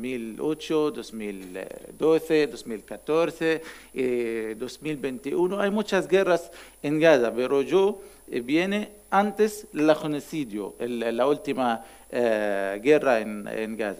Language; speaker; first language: Spanish; non-native, learner; Arabic